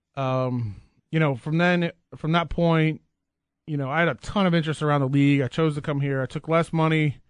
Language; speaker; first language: English; native; English